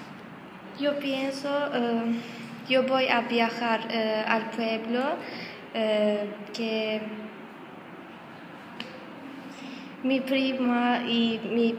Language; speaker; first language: Spanish; non-native, learner; Azerbaijani